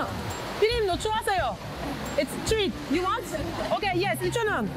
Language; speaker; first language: Korean; non-native, learner; English